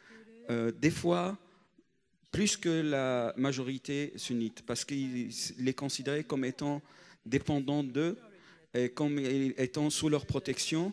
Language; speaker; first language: French; non-native, fluent; Arabic